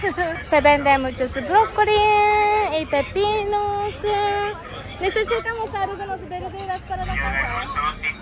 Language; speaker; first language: Spanish; non-native, learner; Japanese